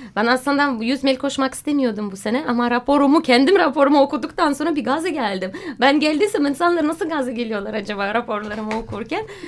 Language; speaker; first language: Turkish; non-native, fluent; Russian